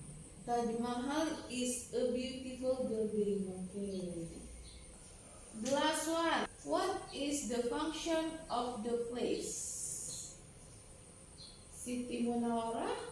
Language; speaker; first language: English; non-native, learner; Indonesian